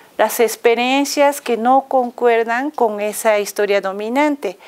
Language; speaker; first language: Spanish; non-native, fluent; Japanese